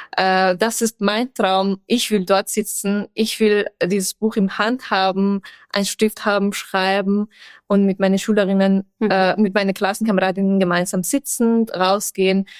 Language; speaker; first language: German; non-native, fluent; Persian